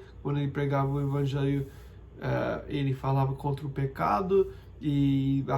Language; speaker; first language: Portuguese; non-native, fluent; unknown